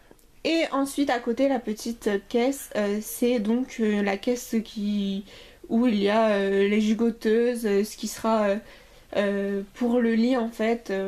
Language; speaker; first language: French; native; French